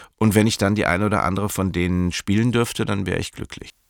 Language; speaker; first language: German; native; German